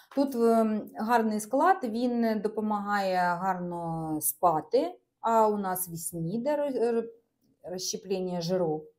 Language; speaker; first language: Ukrainian; non-native, local second language; Russian